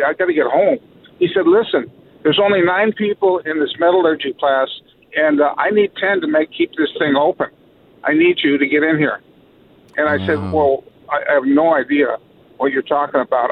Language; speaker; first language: English; native; English